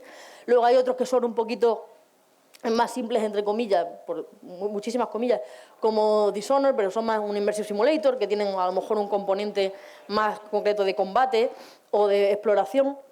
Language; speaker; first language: Spanish; native; Spanish